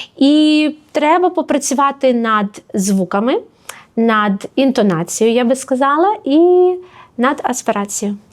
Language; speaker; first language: Ukrainian; native; Ukrainian